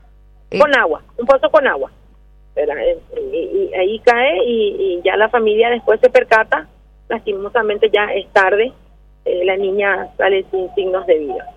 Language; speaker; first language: Spanish; native; Spanish